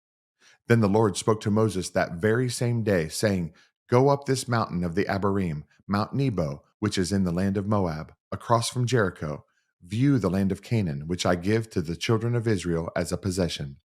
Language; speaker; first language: English; native; English